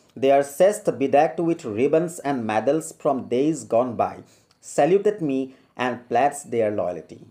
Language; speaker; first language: English; non-native, local second language; Assamese